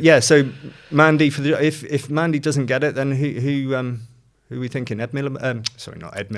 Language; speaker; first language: English; native; English